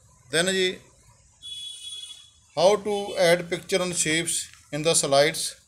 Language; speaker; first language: English; non-native, local second language; Punjabi